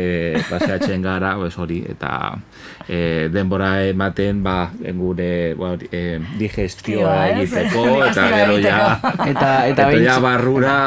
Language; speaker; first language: Basque; non-native, local second language; Spanish